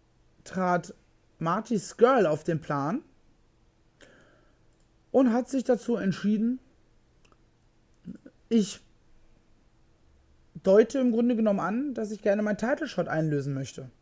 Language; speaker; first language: German; native; German